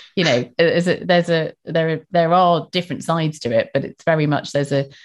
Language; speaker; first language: English; native; English